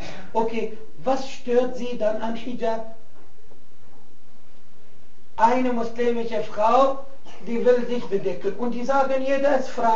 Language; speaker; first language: German; non-native, fluent; Arabic